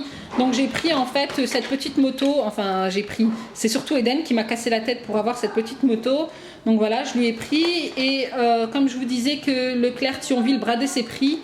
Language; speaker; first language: French; native; French